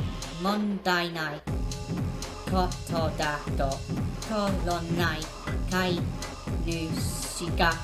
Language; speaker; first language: Japanese; non-native, learner; English